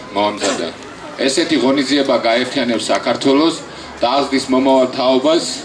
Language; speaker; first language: Georgian; native; Georgian